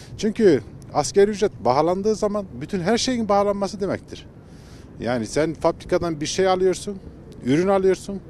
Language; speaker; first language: Turkish; native; Turkish